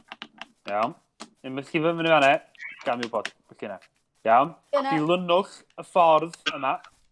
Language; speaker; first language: Welsh; native; Welsh